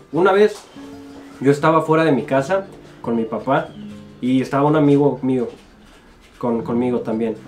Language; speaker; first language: Spanish; native; Spanish